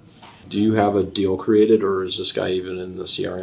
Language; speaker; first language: English; native; English